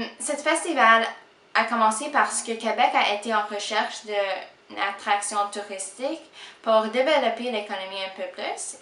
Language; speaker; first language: French; non-native, local second language; English